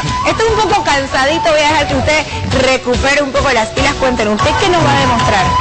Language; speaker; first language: Spanish; native; Spanish